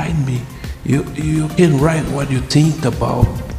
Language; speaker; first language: English; non-native, fluent; Portuguese